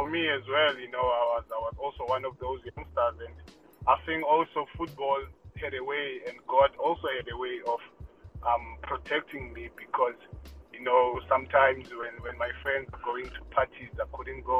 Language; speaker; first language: English; non-native, local second language; Xhosa